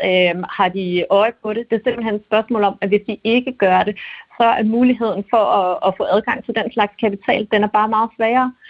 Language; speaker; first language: Danish; native; Danish